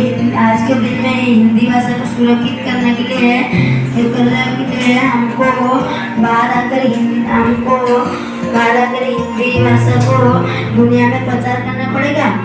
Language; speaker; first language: Hindi; non-native, local second language; Odia